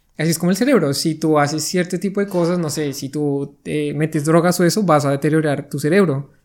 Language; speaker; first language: Spanish; native; Spanish